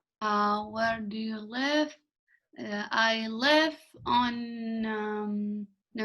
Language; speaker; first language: English; non-native, learner; Arabic